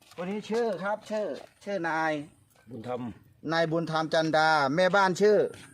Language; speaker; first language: Thai; native; Thai